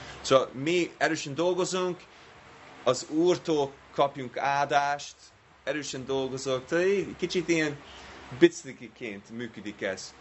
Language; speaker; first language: Hungarian; non-native, fluent; English